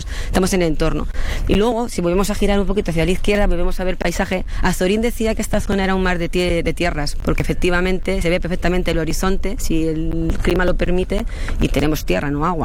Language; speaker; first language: Spanish; native; Spanish